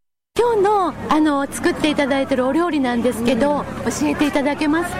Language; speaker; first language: Japanese; native; Japanese